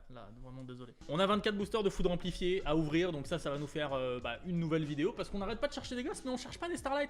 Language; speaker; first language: French; native; French